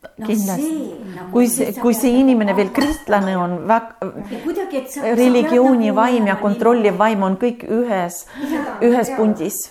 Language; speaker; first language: Estonian; native; Estonian